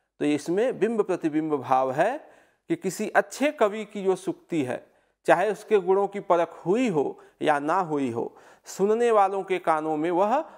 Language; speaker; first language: Hindi; native; Hindi